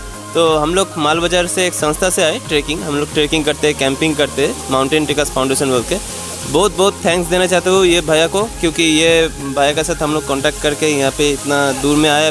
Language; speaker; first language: Hindi; non-native, local second language; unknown